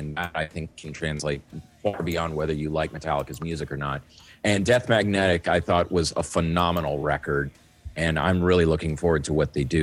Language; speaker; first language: English; native; English